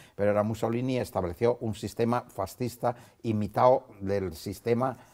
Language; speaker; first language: Spanish; native; Spanish